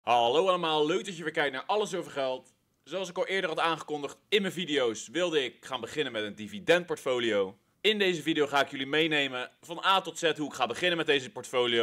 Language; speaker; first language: Dutch; native; Dutch